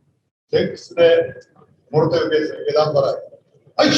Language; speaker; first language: Japanese; native; Japanese